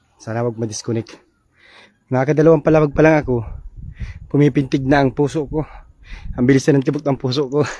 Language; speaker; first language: Filipino; non-native, local second language; Bikol